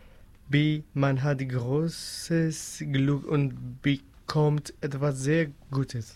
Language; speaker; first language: German; non-native, learner; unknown